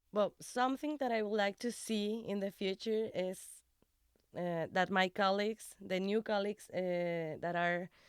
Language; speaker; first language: English; non-native, fluent; Spanish